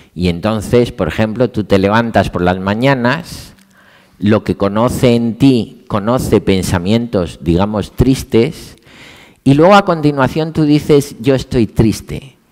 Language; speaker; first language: Spanish; native; Spanish